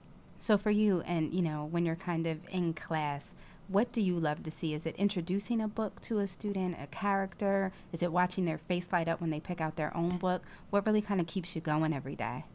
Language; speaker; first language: English; native; English